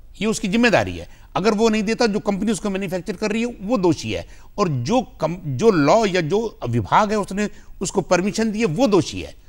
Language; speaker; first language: Hindi; native; Hindi